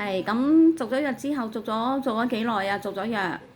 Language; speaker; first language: Cantonese; native; Cantonese